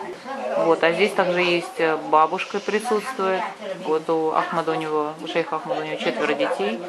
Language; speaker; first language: Russian; native; Russian